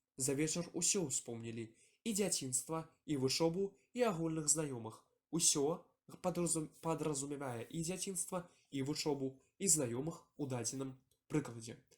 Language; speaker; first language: Belarusian; non-native, local second language; Russian